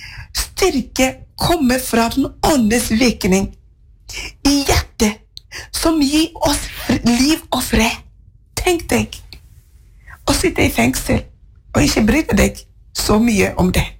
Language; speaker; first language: Norwegian; non-native, fluent; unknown